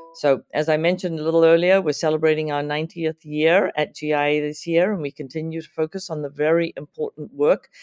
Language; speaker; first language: English; native; English